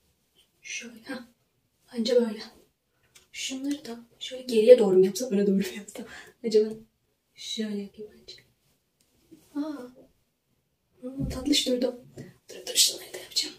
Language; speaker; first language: Turkish; native; Turkish